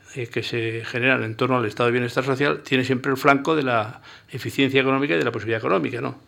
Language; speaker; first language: Spanish; native; Spanish